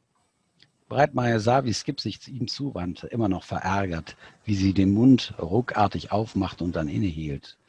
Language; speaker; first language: German; native; German